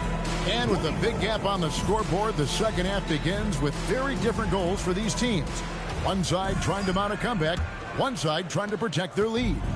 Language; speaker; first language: English; native; English